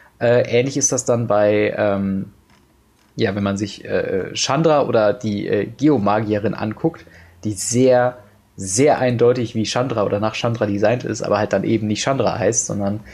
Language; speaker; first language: German; native; German